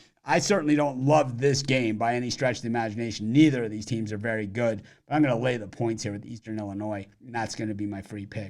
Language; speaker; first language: English; native; English